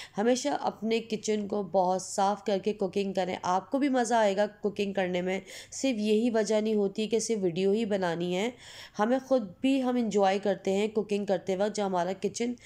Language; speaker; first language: Hindi; native; Hindi